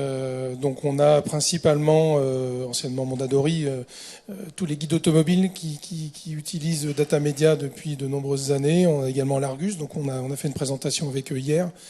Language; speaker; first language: French; native; French